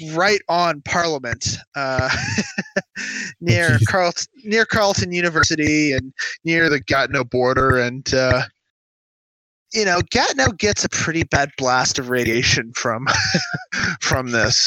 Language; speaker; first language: English; native; English